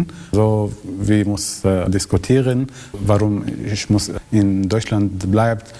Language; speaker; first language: German; non-native, learner; Arabic